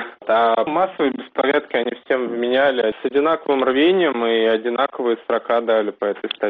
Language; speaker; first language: Russian; native; Russian